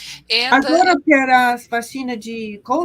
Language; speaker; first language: Portuguese; non-native, learner; English